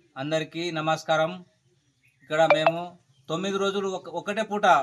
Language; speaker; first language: Telugu; non-native, local second language; Lambadi